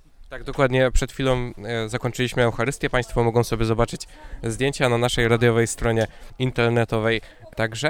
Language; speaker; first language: Polish; native; Polish